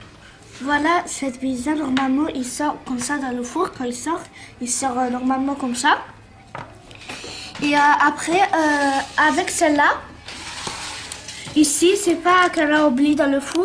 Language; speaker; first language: French; non-native, learner; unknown